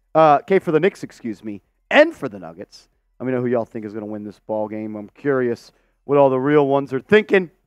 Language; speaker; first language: English; native; English